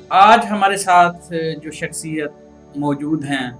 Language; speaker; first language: Urdu; non-native, local second language; Punjabi